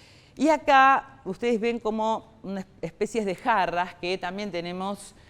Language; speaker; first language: Spanish; native; Spanish